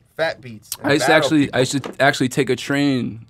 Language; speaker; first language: English; native; English